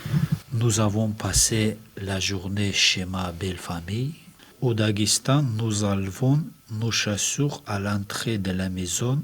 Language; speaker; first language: French; non-native, learner; Russian